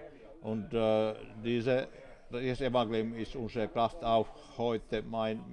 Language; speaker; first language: German; non-native, fluent; Finnish